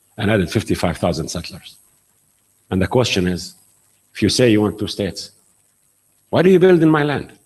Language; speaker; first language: English; non-native, fluent; Arabic